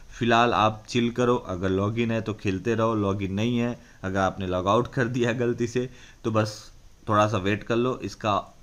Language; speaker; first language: Hindi; native; Hindi